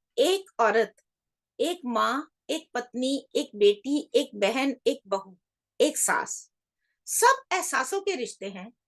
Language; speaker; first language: Hindi; native; Hindi